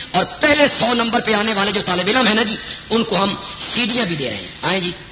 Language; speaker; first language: Urdu; non-native, local second language; Punjabi